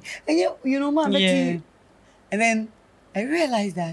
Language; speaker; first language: English; non-native, local second language; Akan